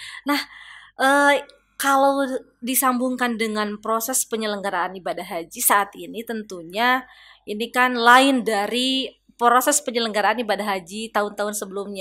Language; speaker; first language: Indonesian; native; Indonesian